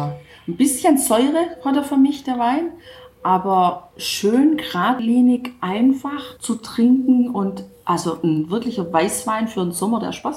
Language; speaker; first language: German; native; German